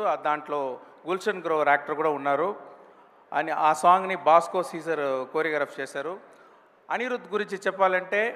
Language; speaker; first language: Telugu; non-native, fluent; Tamil